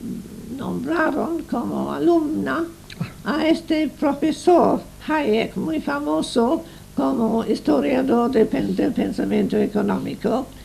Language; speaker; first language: Spanish; non-native, fluent; English